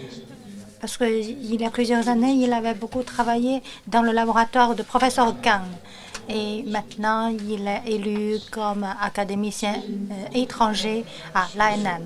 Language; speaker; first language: French; non-native, fluent; Chinese